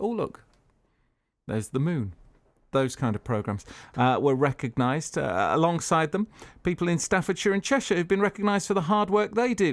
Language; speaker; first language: English; native; English